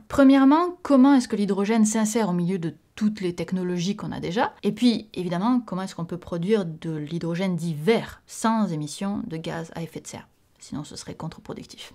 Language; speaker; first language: French; native; French